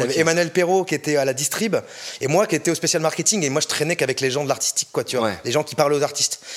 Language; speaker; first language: French; native; French